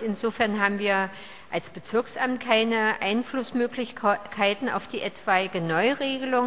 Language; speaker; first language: German; native; German